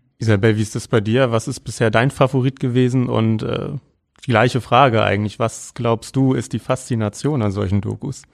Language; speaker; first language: German; native; German